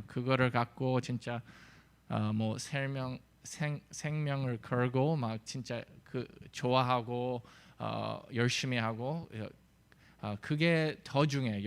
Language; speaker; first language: Korean; early bilingual, heritage; English